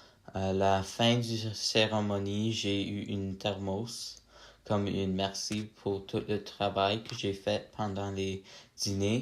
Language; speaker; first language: French; non-native, learner; English